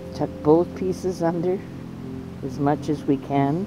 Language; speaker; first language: English; native; English